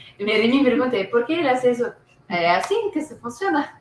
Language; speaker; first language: Portuguese; non-native, learner; French